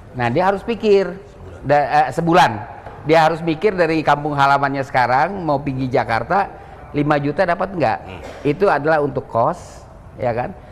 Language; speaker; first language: Indonesian; native; Indonesian